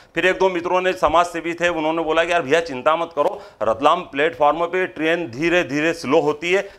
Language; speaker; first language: Hindi; native; Hindi